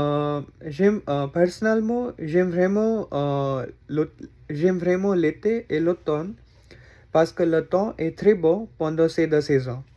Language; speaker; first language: French; non-native, learner; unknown